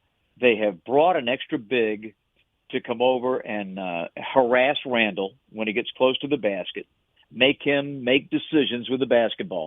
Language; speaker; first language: English; native; English